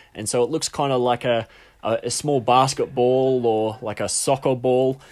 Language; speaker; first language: English; native; English